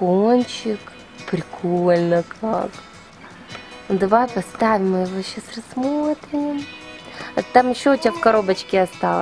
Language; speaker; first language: Russian; native; Russian